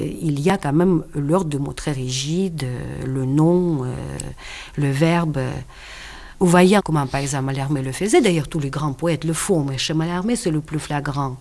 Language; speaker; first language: French; non-native, fluent; Russian